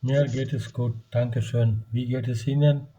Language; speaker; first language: German; non-native, fluent; Bangla